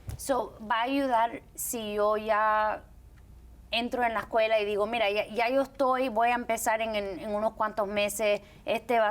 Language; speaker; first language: Spanish; early bilingual, heritage; Spanish